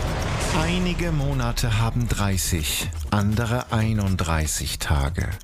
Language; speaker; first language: German; native; German